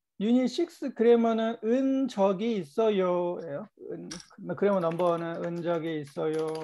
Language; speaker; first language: Korean; native; Korean